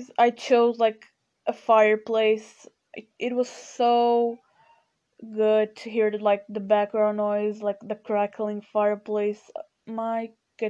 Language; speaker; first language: English; non-native, fluent; Portuguese